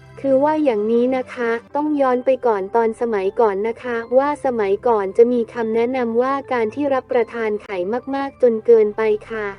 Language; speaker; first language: Thai; native; Thai